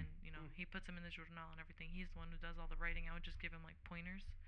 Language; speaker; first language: English; early bilingual, other home language; Portuguese